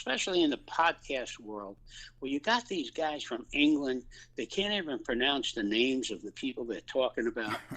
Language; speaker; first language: English; native; English